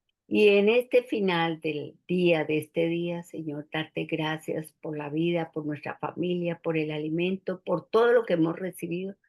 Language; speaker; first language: Spanish; native; Spanish